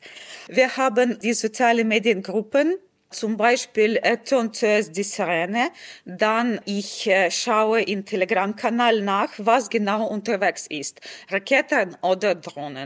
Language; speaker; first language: German; non-native, fluent; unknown